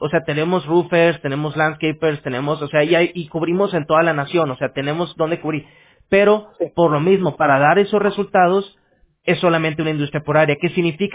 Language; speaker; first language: Spanish; native; Spanish